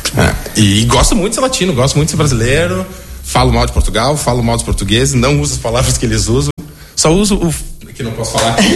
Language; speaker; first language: Portuguese; native; Portuguese